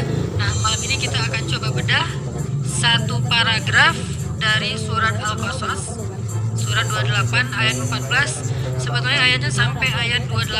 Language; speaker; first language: Indonesian; native; Indonesian